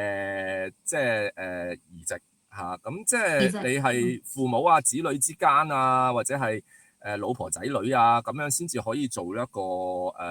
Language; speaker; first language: Cantonese; native; Cantonese